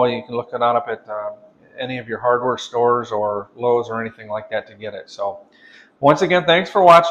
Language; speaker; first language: English; native; English